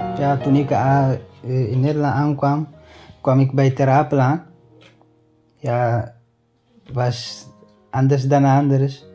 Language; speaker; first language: Dutch; non-native, learner; Tigrinya